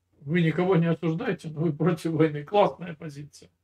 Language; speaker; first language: Russian; native; Russian